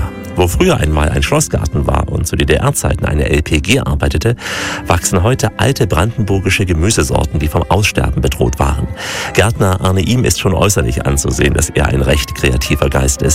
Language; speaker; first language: German; native; German